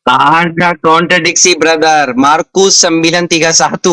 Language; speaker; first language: Indonesian; non-native, fluent; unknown